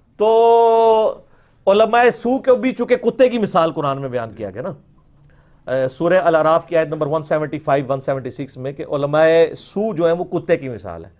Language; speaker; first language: Urdu; non-native, local second language; Punjabi